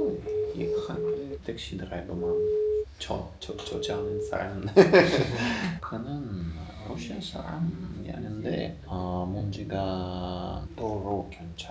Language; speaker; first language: Korean; non-native, learner; Russian